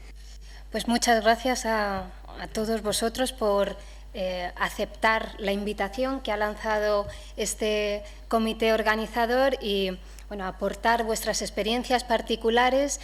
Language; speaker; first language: Spanish; native; Spanish